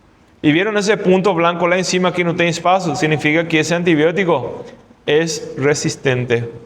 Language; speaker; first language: Spanish; non-native, fluent; Portuguese